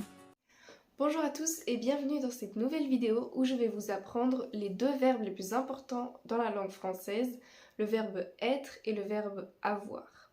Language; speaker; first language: French; non-native, fluent; Spanish